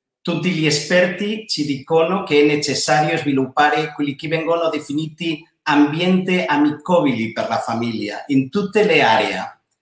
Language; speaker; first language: Italian; non-native, learner; Catalan